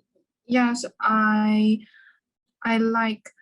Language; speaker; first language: English; non-native, learner; Chinese